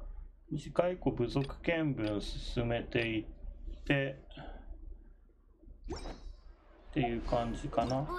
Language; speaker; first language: Japanese; native; Japanese